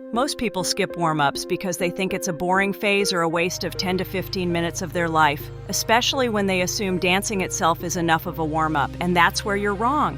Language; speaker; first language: English; non-native, fluent; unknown